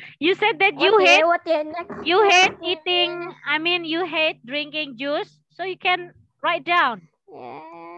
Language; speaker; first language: English; non-native, learner; Indonesian